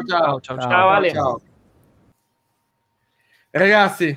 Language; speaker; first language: Italian; native; Italian